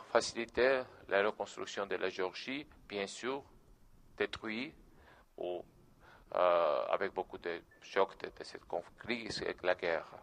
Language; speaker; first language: French; non-native, learner; Georgian